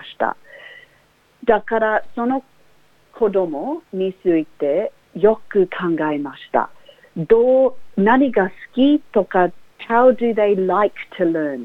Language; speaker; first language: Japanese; non-native, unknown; English